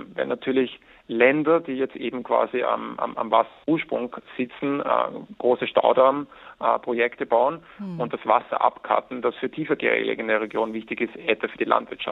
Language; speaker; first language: German; native; German